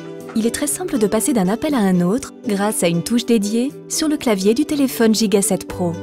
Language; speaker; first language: French; native; French